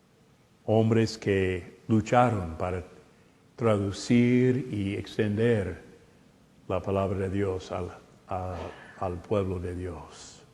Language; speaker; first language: Spanish; non-native, fluent; English